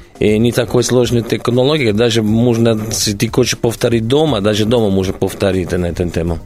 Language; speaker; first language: Russian; non-native, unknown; Italian